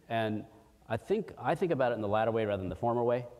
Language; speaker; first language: English; early bilingual, other home language; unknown